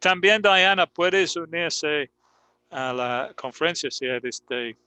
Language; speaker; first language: Spanish; non-native, fluent; English